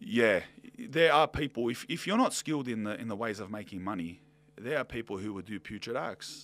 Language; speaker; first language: English; native; English